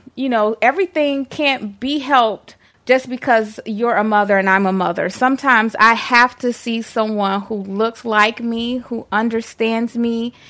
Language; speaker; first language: English; native; English